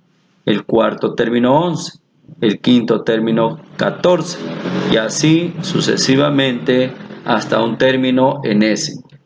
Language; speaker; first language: Spanish; native; Spanish